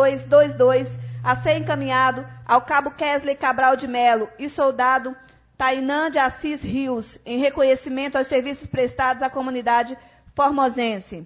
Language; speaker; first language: Portuguese; native; Portuguese